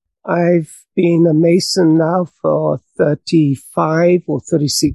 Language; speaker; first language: English; native; English